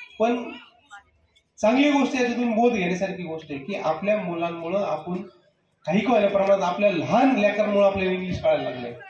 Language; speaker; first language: Marathi; native; Marathi